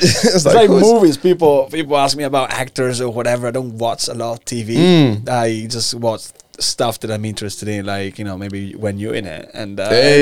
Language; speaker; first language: English; non-native, fluent; Italian